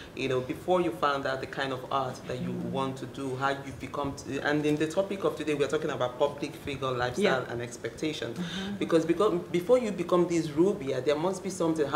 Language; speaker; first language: English; non-native, local second language; Igbo